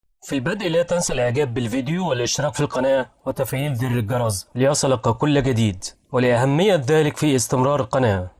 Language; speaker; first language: Arabic; native; Arabic